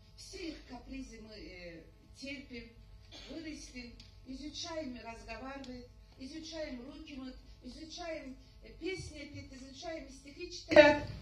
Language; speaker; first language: Russian; non-native, local second language; Azerbaijani